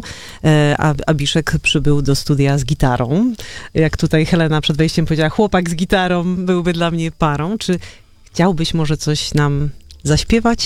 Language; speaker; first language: Polish; native; Polish